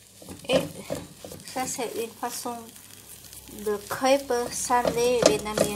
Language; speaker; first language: French; non-native, fluent; Vietnamese